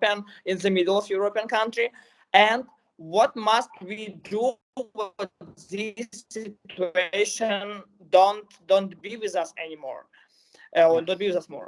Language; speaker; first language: English; non-native, learner; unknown